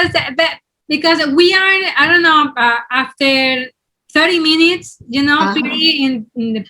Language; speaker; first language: English; non-native, learner; Spanish